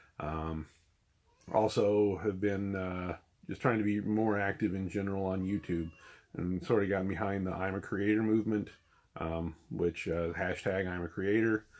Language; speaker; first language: English; native; English